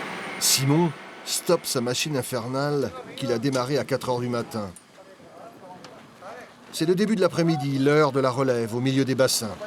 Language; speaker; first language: French; native; French